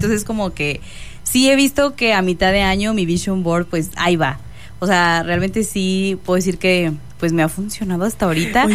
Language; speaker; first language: Spanish; native; Spanish